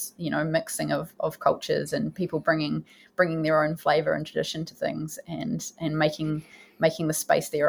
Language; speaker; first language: English; native; English